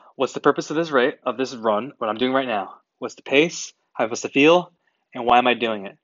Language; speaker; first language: English; native; English